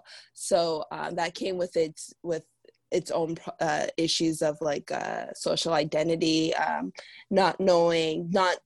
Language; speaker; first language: English; native; English